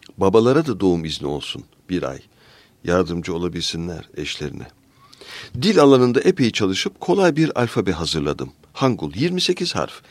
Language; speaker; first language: Turkish; native; Turkish